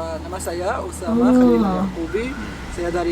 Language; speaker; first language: Indonesian; non-native, fluent; Arabic